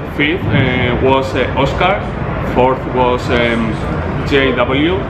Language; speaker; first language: English; non-native, learner; Spanish